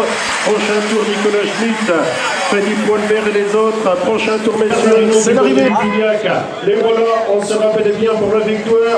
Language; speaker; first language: French; native; French